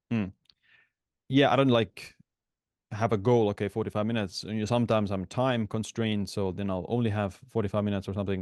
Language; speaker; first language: English; non-native, fluent; Estonian